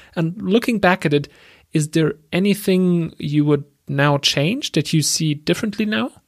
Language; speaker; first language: English; non-native, fluent; German